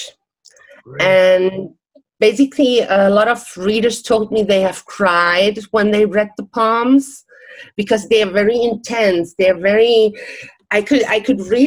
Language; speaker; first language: English; non-native, fluent; German